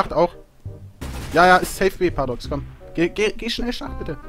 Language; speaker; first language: German; native; German